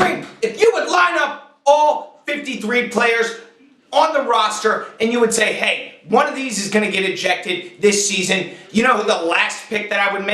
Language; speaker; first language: English; native; English